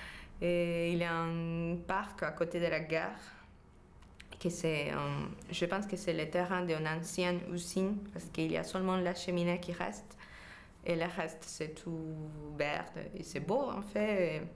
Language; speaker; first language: French; non-native, fluent; Spanish